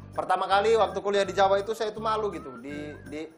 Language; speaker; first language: Indonesian; native; Indonesian